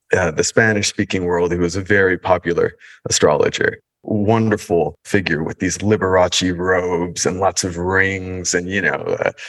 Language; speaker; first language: English; early bilingual, other home language; Spanish